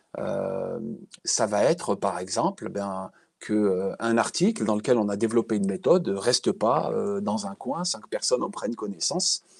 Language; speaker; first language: French; native; French